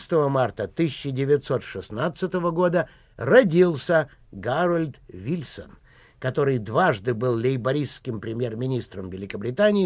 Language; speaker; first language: Russian; native; Russian